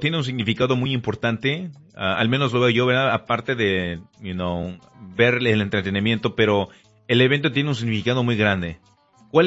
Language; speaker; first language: Spanish; early bilingual, heritage; Spanish